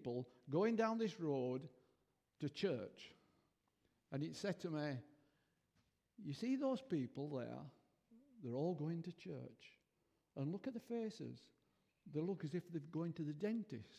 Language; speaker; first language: English; native; English